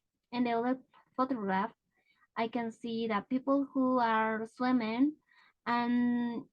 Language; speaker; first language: English; non-native, learner; Spanish